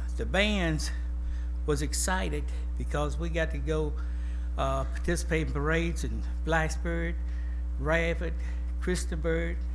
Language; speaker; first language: English; native; English